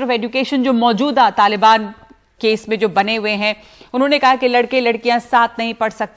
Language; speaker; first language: Hindi; native; Hindi